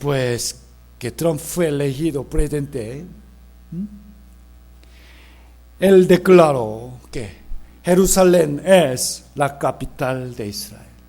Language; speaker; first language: Spanish; non-native, fluent; Korean